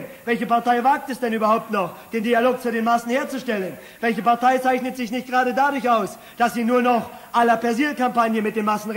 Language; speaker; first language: German; native; German